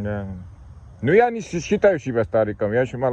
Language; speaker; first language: Russian; non-native, fluent; Georgian